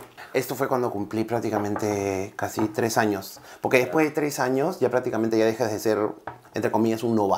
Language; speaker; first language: Spanish; native; Spanish